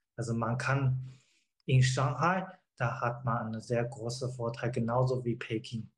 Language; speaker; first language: German; non-native, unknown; Chinese